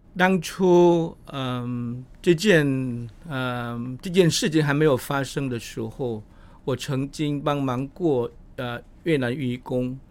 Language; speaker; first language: Chinese; non-native, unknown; Vietnamese